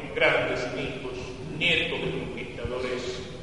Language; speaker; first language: Spanish; native; Spanish